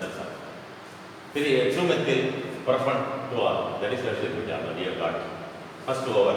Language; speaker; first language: English; non-native, local second language; Tamil